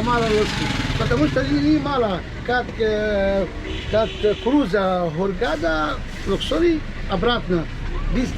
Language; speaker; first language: Russian; non-native, learner; Arabic